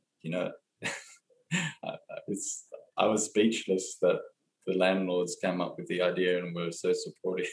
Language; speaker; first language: English; native; English